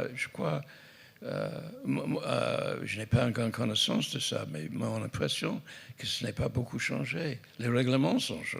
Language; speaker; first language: French; non-native, fluent; English